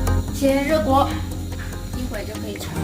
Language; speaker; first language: Chinese; native; Chinese